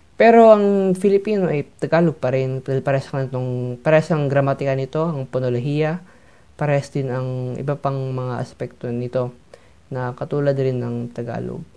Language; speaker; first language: Filipino; native; Filipino